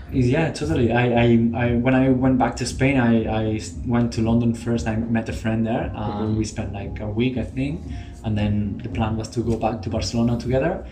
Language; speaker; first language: English; non-native, fluent; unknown